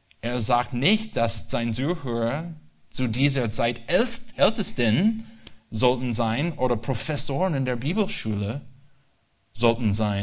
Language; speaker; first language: German; non-native, learner; English